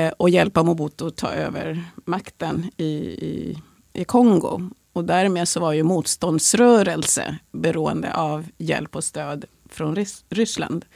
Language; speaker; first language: Swedish; early bilingual, other home language; Swahili